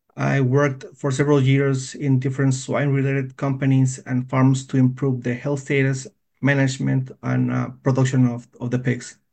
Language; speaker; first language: English; non-native, fluent; Spanish